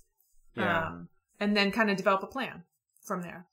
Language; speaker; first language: English; native; English